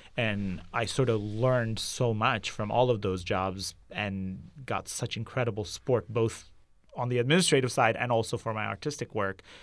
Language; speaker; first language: English; non-native, fluent; Turkish